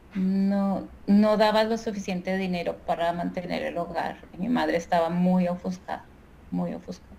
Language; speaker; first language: Spanish; native; Spanish